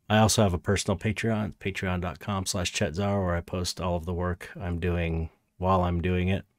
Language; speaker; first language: English; native; English